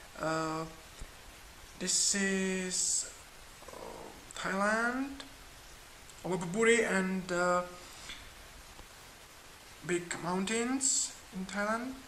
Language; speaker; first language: English; non-native, learner; Czech